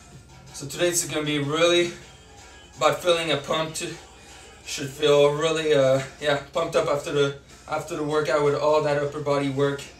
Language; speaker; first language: English; native; English